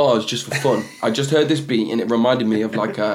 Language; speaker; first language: English; native; English